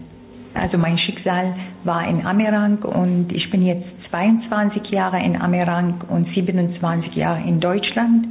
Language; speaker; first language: German; non-native, fluent; Arabic